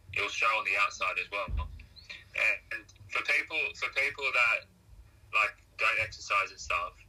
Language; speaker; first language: English; native; English